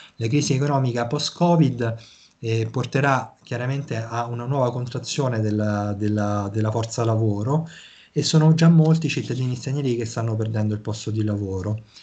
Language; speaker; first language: Italian; native; Italian